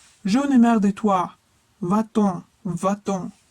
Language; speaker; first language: French; non-native, fluent; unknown